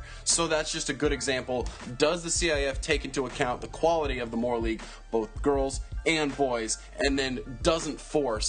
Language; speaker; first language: English; native; English